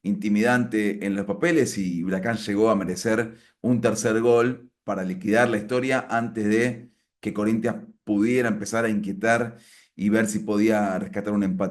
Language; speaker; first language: Spanish; native; Spanish